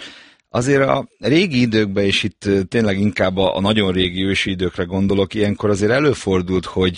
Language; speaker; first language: Hungarian; native; Hungarian